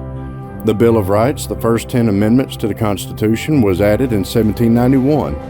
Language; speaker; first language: English; native; English